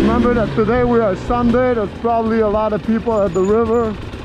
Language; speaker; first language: English; non-native, local second language; French